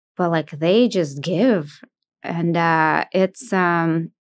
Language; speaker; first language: English; non-native, fluent; Russian